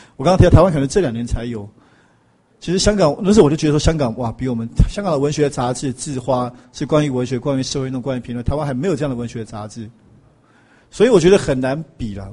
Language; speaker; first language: Chinese; native; Chinese